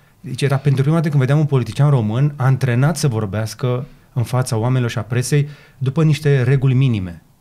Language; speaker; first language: Romanian; native; Romanian